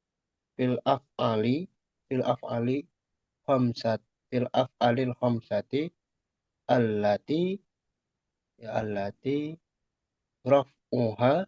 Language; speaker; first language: Arabic; non-native, learner; Indonesian